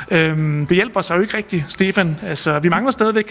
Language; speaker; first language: Danish; native; Danish